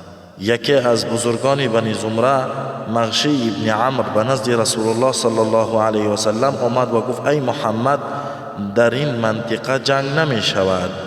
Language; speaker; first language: Persian; native; Persian